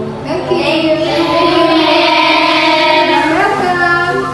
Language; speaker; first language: English; non-native, learner; Indonesian